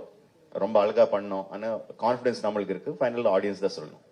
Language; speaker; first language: Tamil; non-native, fluent; Telugu